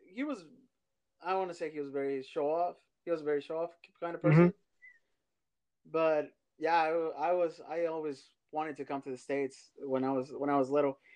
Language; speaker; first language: English; early bilingual, other home language; Spanish